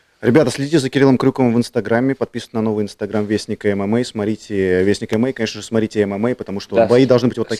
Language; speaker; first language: Russian; native; Russian